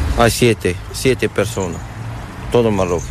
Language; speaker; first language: Spanish; non-native, learner; Arabic